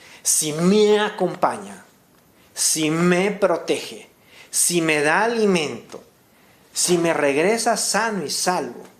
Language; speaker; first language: Spanish; native; Spanish